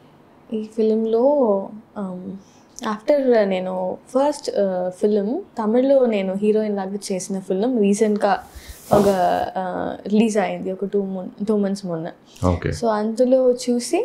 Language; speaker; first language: Telugu; non-native, learner; Tamil